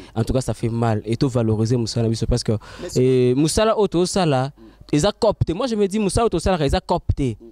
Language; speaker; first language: French; non-native, local second language; Lingala